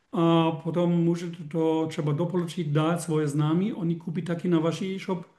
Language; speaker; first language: Czech; non-native, learner; German